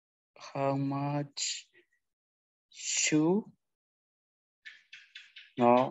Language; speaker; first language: English; non-native, learner; Spanish